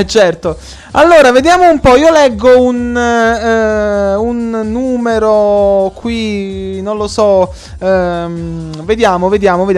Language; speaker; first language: Italian; native; Italian